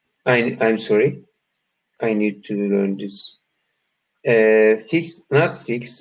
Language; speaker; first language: English; non-native, learner; Turkish